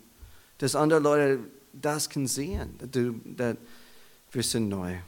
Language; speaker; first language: German; non-native, learner; English